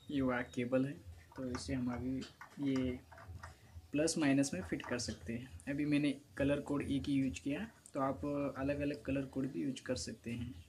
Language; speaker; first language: Hindi; non-native, local second language; Marathi